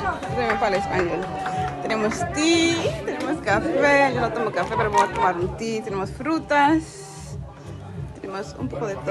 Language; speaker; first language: Spanish; non-native, fluent; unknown